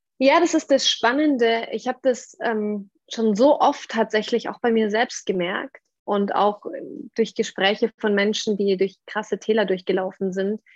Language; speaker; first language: German; native; German